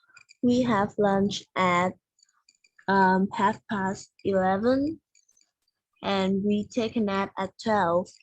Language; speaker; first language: English; non-native, learner; Vietnamese